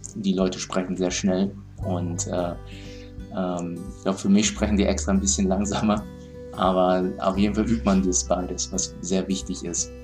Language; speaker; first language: German; native; German